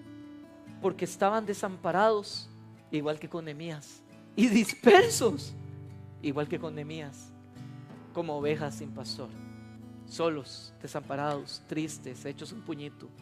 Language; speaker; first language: Spanish; native; Spanish